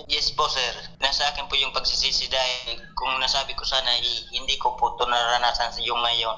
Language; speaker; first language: Filipino; non-native, local second language; Bikol